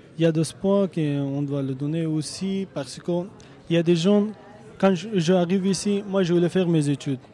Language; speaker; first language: French; non-native, learner; Persian